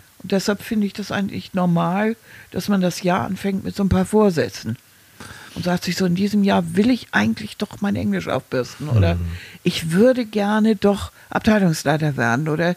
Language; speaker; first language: German; native; German